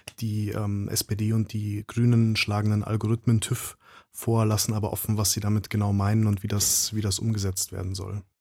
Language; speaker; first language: German; native; German